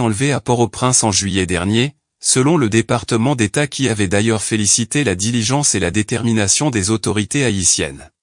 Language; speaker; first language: French; non-native, local second language; Haitian Creole